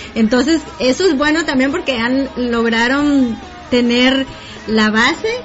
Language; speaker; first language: Spanish; native; Spanish